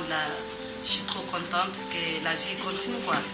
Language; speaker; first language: French; non-native, learner; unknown